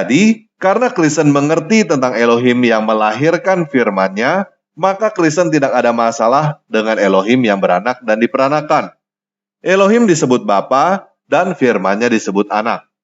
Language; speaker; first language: Indonesian; native; Indonesian